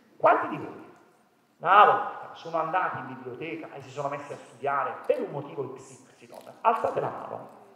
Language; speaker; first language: Italian; native; Italian